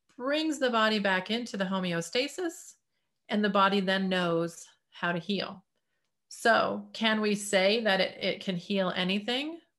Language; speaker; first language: English; native; English